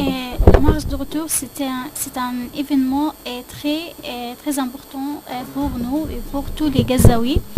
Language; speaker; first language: French; non-native, learner; Arabic